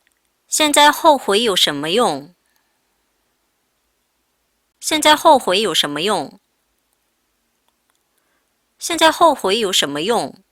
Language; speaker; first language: Chinese; non-native, fluent; Korean